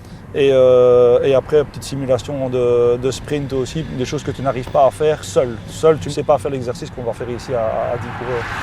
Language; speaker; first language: French; native; French